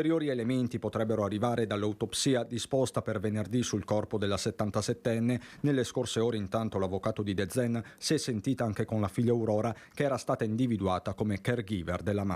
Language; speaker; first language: Italian; native; Italian